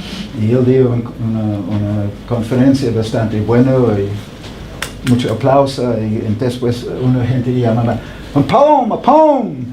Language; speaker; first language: Spanish; non-native, fluent; English